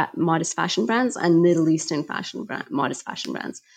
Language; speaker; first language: English; native; English